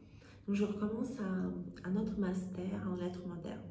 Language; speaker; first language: French; non-native, fluent; Russian